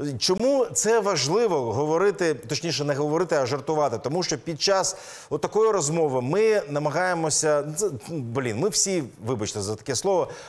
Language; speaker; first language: Ukrainian; native; Ukrainian